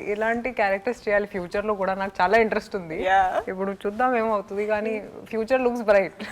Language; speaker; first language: Telugu; non-native, fluent; Hindi